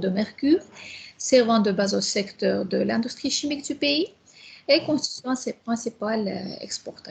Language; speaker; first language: French; non-native, fluent; Armenian